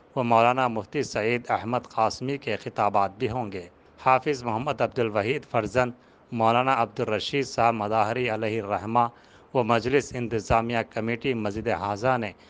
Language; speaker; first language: Urdu; native; Urdu